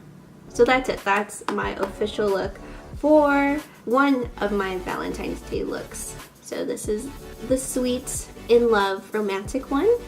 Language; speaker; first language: English; native; English